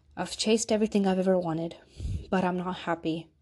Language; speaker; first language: English; native; English